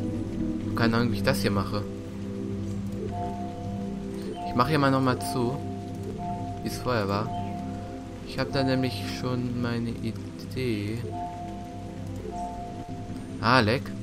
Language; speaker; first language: German; native; German